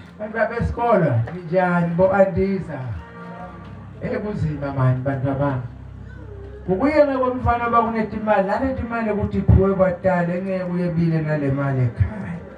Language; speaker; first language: Zulu; non-native, local second language; South Ndebele